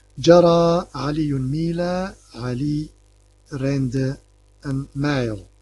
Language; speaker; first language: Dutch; early bilingual, other home language; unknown